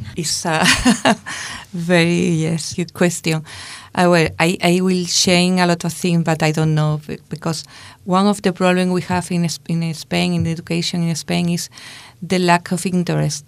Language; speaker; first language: English; non-native, learner; Spanish